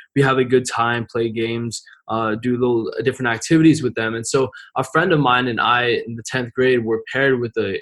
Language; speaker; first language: English; native; English